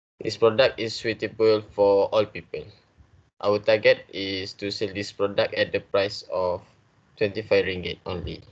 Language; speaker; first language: English; non-native, learner; Malay